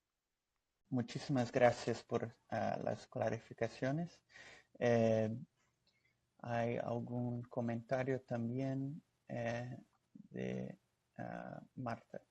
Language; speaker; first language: Spanish; non-native, fluent; Portuguese